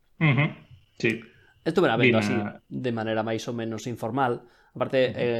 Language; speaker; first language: Galician; non-native, local second language; Spanish